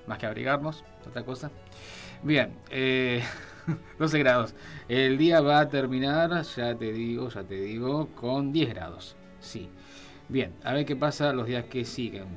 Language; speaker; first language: Spanish; native; Spanish